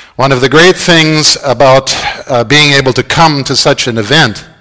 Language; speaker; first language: English; native; English